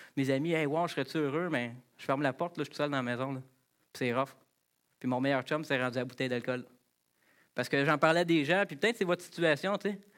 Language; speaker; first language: French; native; French